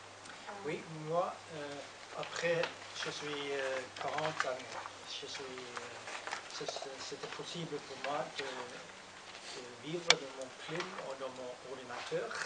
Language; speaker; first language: French; non-native, learner; Norwegian